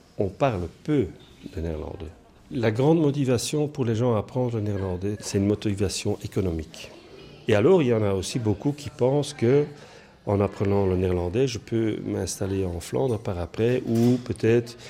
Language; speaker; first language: French; non-native, local second language; Dutch